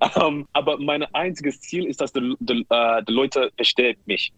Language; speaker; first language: German; non-native, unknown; English